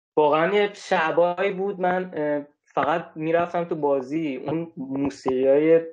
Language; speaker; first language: Persian; native; Persian